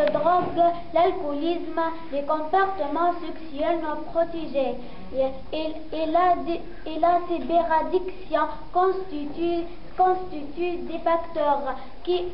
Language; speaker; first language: French; non-native, learner; Arabic